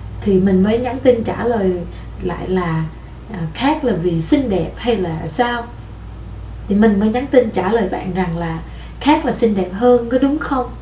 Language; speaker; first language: Vietnamese; native; Vietnamese